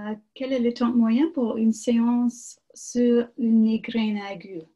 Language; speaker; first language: French; non-native, learner; English